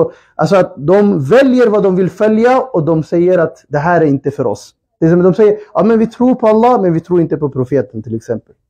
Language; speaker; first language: Swedish; early bilingual, other home language; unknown